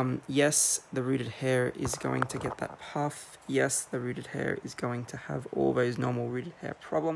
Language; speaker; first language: English; native; English